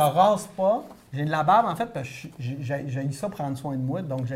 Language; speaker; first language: French; native; French